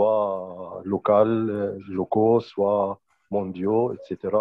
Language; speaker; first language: French; non-native, fluent; Arabic